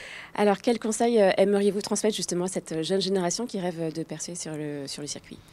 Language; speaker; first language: French; native; French